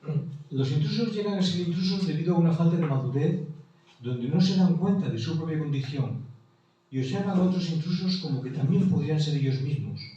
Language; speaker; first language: Spanish; native; Spanish